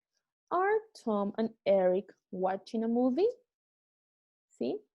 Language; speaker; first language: English; non-native, fluent; Spanish